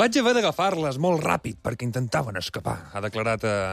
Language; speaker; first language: Catalan; native; Catalan